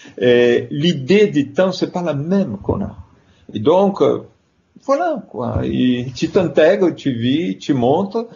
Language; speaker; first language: French; non-native, fluent; Portuguese